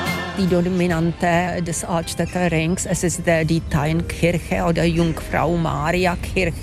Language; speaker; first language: German; non-native, fluent; Czech